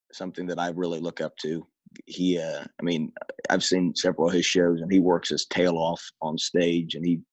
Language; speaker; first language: English; native; English